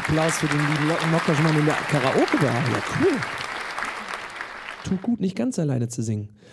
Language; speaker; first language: German; native; German